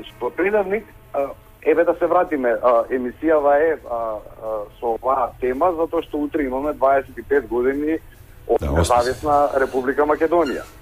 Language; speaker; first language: Macedonian; native; Macedonian